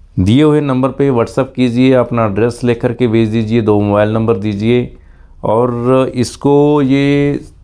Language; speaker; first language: Hindi; non-native, local second language; Punjabi